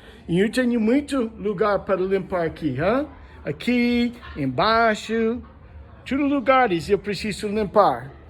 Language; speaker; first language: Portuguese; non-native, learner; English